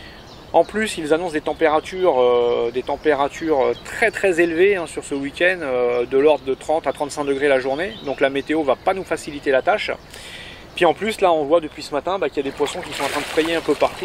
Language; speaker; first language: French; native; French